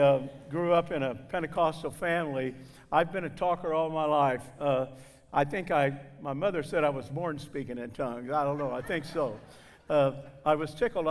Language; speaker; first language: English; native; English